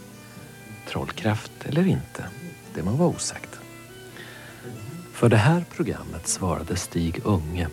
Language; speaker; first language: Swedish; native; Swedish